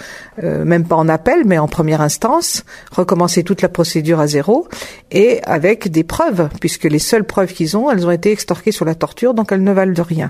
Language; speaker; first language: French; native; French